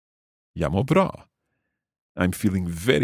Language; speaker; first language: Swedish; non-native, learner; English